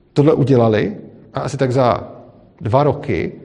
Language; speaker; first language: Czech; native; Czech